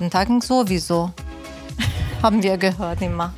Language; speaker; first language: German; non-native, learner; Persian